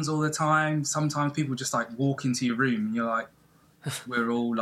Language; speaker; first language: English; native; English